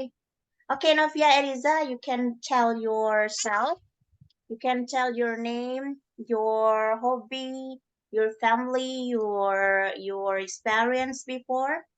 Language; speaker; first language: English; non-native, learner; Indonesian